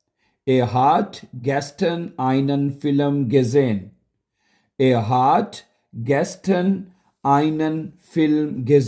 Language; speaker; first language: German; non-native, local second language; Urdu